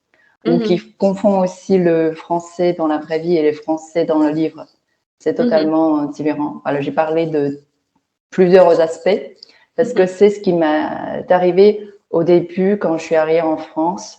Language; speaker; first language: French; non-native, fluent; Chinese